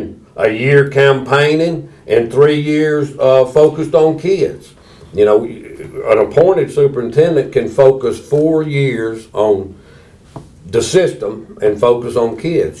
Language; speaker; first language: English; native; English